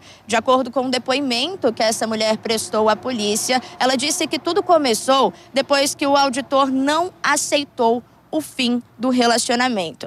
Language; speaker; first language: Portuguese; native; Portuguese